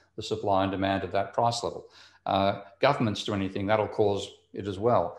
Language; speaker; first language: English; native; English